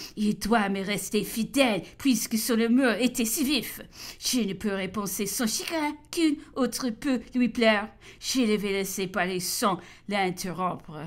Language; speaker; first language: French; non-native, fluent; English